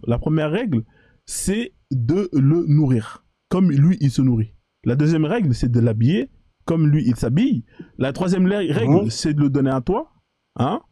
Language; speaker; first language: French; native; French